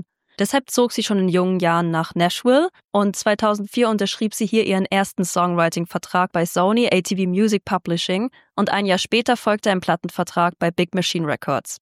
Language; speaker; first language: German; native; German